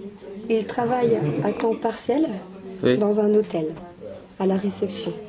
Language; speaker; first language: French; non-native, learner; English